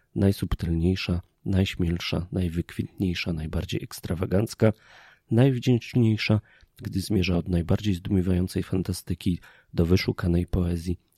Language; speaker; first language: Polish; native; Polish